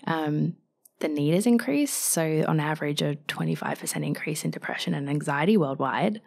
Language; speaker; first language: English; native; English